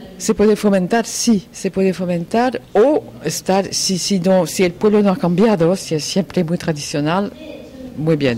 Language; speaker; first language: Spanish; non-native, fluent; French